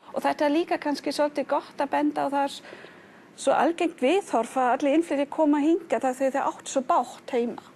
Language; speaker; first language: Icelandic; non-native, learner; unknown